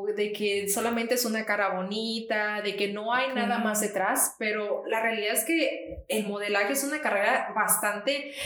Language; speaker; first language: Spanish; native; Spanish